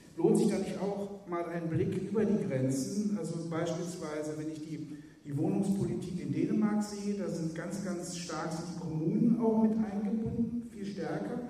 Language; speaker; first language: German; native; German